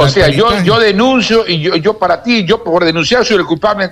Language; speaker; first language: Spanish; native; Spanish